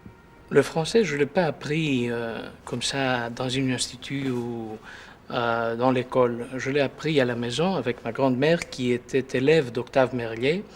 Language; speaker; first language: French; early bilingual, heritage; Greek